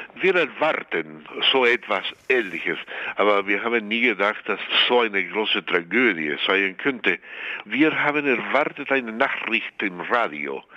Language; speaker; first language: German; non-native, fluent; Spanish